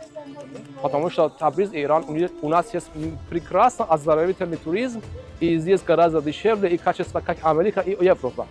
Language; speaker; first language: Russian; non-native, fluent; Azerbaijani